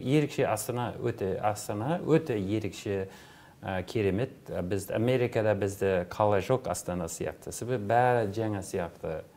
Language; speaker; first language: Kazakh; non-native, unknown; English